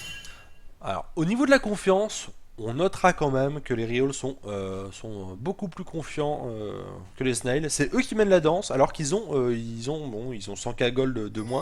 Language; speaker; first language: French; native; French